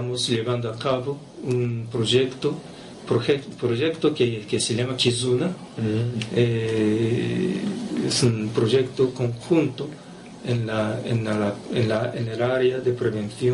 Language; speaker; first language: Spanish; non-native, fluent; Japanese